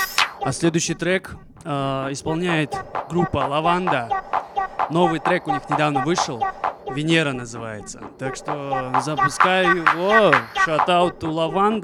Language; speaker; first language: Russian; native; Russian